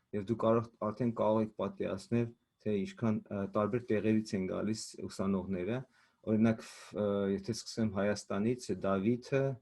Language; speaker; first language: Armenian; native; Armenian